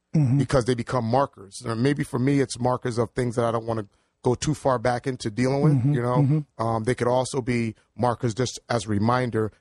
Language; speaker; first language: English; native; English